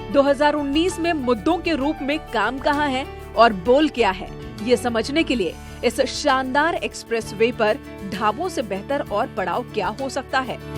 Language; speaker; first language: Hindi; native; Hindi